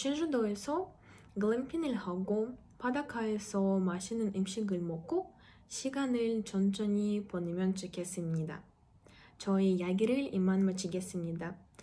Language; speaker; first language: Korean; non-native, learner; Russian